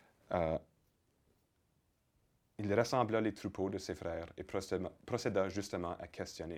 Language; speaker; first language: French; early bilingual, heritage; French